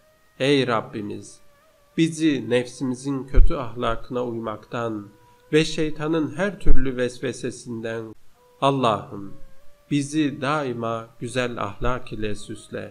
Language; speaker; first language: Turkish; native; Turkish